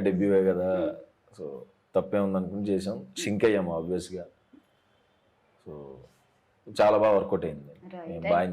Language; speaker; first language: Telugu; native; Telugu